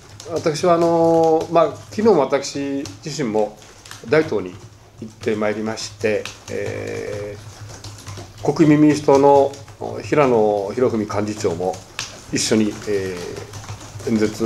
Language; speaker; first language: Japanese; native; Japanese